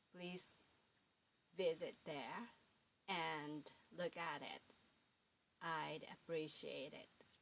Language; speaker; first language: English; non-native, fluent; Japanese